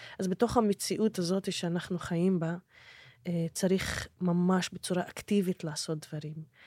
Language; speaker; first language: Hebrew; non-native, local second language; Arabic